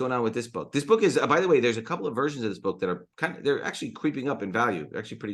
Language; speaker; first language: English; native; English